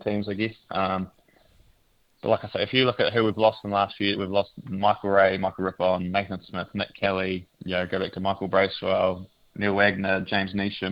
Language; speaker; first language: English; native; English